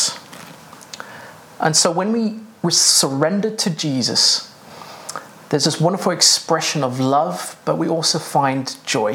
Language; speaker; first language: English; native; English